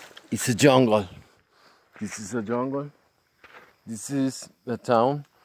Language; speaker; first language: English; non-native, learner; Spanish